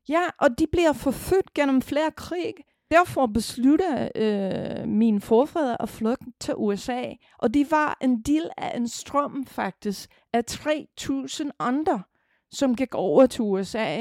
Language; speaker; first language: Danish; non-native, fluent; English